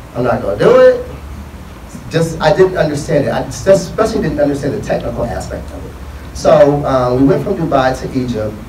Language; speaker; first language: English; native; English